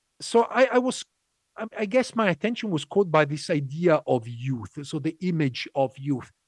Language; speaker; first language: English; non-native, fluent; Italian